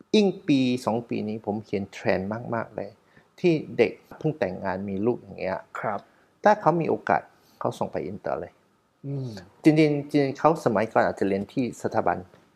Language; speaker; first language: Thai; non-native, fluent; Chinese